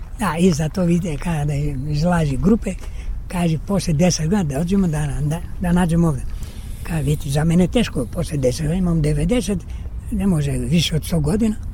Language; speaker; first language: Serbian; early bilingual, heritage; Serbian